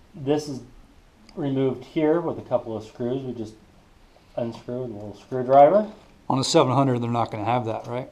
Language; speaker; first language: English; native; English